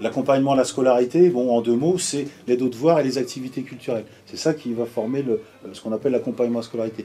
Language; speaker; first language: French; native; French